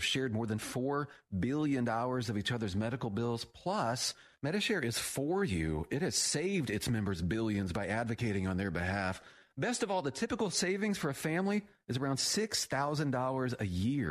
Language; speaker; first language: English; native; English